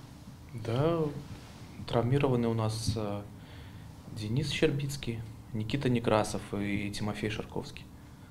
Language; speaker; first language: Russian; native; Russian